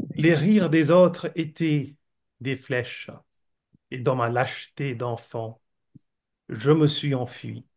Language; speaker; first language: French; non-native, fluent; Bangla